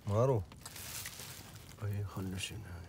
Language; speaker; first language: Arabic; native; Arabic